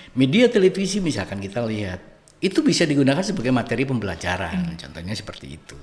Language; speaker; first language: Indonesian; native; Indonesian